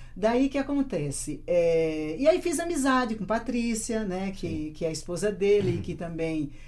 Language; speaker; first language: Portuguese; native; Portuguese